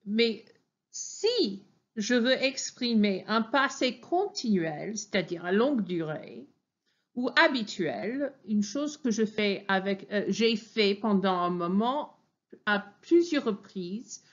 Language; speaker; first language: French; non-native, fluent; English